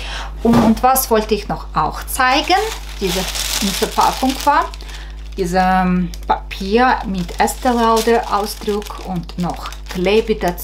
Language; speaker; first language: German; non-native, fluent; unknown